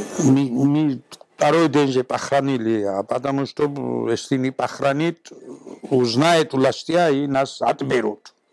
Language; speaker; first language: Russian; non-native, local second language; Georgian